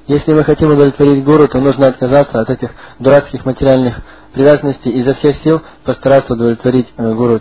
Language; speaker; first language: Russian; native; Russian